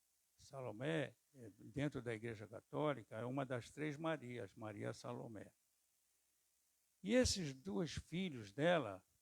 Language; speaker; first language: Portuguese; native; Portuguese